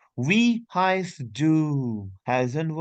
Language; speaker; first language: German; non-native, learner; Hindi